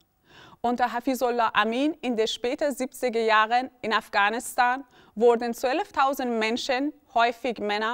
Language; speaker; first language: German; early bilingual, other home language; Persian